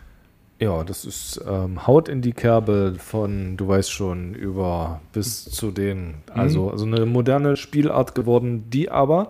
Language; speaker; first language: German; native; German